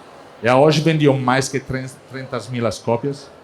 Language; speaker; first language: Portuguese; non-native, learner; Italian